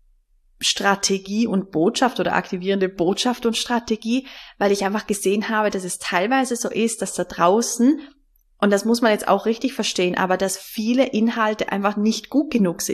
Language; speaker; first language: German; native; German